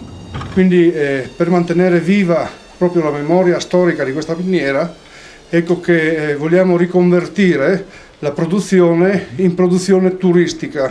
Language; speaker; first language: Italian; native; Italian